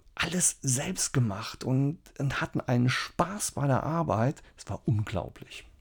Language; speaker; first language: German; native; German